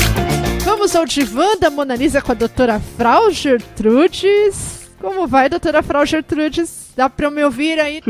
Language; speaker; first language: Portuguese; native; Portuguese